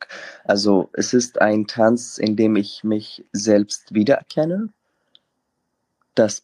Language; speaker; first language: German; non-native, fluent; Arabic